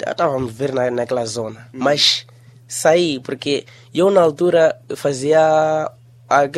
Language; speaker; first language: Portuguese; non-native, local second language; Shona